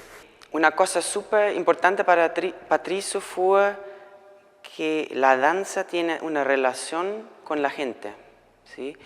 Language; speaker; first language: Spanish; non-native, fluent; German